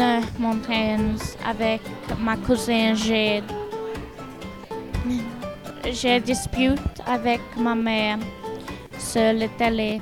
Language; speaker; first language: French; non-native, learner; English